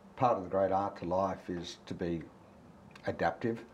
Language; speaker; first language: English; native; English